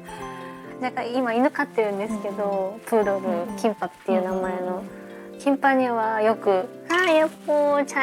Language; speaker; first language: Japanese; native; Japanese